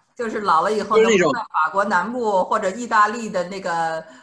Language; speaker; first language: Chinese; native; Chinese